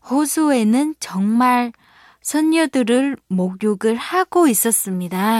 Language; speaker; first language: Korean; non-native, fluent; Vietnamese